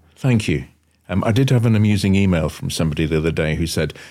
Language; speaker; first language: English; native; English